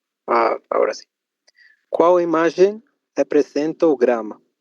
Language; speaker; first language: Portuguese; non-native, learner; Spanish